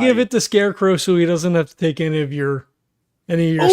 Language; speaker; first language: English; native; English